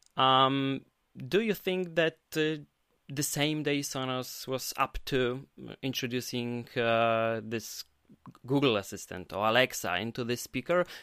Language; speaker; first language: English; non-native, fluent; Polish